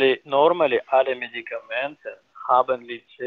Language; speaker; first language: German; non-native, learner; Ukrainian